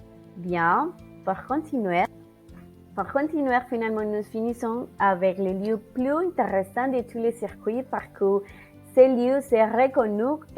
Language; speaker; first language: French; non-native, learner; Spanish